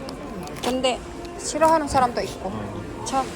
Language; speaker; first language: Korean; non-native, learner; Filipino